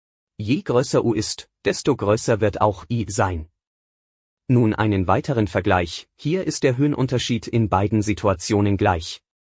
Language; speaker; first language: German; native; German